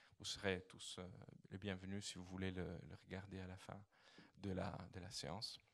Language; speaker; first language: French; non-native, fluent; Italian